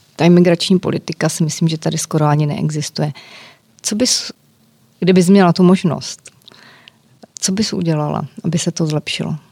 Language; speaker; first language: Czech; native; Czech